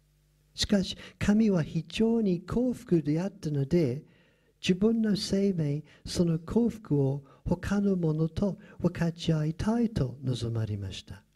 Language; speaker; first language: Japanese; non-native, fluent; English